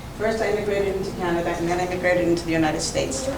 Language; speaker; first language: English; early bilingual, other home language; Italian